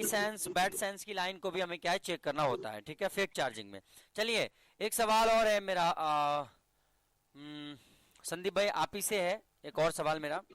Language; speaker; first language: Hindi; native; Hindi